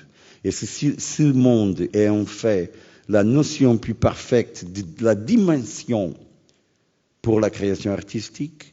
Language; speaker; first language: French; non-native, fluent; Portuguese